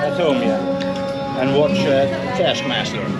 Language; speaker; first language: English; non-native, fluent; Swedish